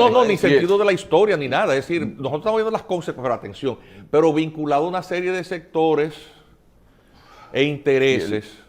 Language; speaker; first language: Spanish; native; Spanish